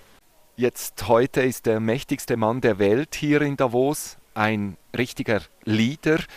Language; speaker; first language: German; native; German